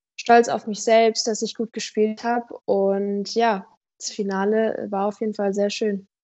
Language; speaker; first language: German; native; German